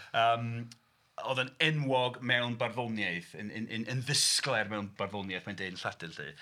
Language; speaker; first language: Welsh; non-native, fluent; English